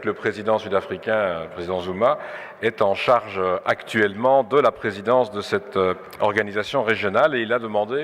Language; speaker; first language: French; native; French